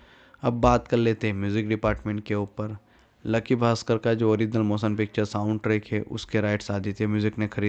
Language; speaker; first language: Hindi; native; Hindi